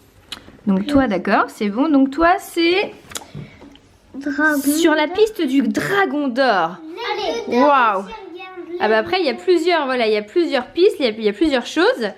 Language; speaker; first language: French; native; French